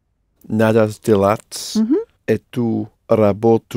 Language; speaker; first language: Russian; non-native, learner; English